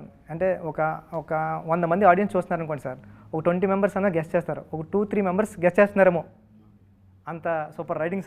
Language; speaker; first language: Telugu; native; Telugu